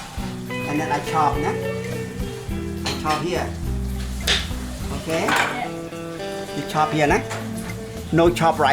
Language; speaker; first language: English; non-native, learner; Khmer